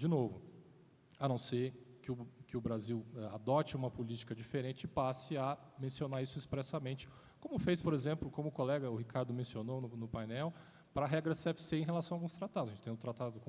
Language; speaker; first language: Portuguese; native; Portuguese